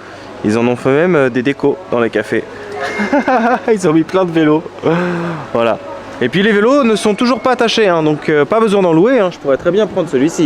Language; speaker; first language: French; native; French